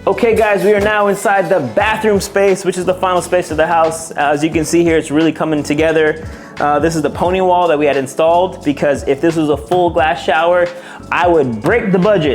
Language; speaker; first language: English; native; English